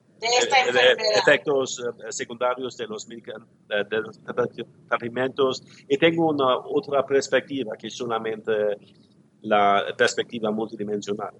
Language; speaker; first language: Spanish; non-native, learner; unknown